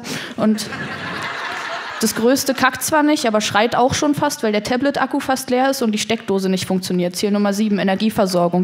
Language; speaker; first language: German; native; German